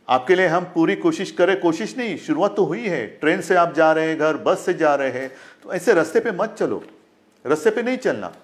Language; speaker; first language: Hindi; non-native, local second language; Marathi